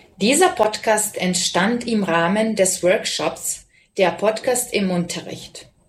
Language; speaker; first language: German; non-native, fluent; Serbian